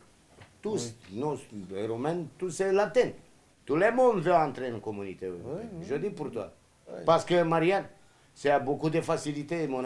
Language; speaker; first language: French; non-native, learner; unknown